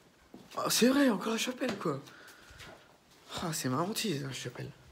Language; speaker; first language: French; native; French